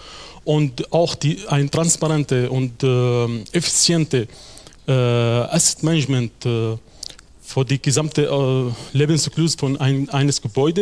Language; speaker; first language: German; non-native, fluent; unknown